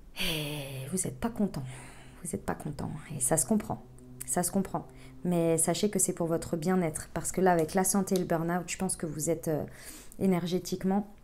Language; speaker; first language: French; native; French